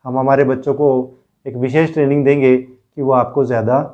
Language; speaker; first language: Hindi; non-native, local second language; Marathi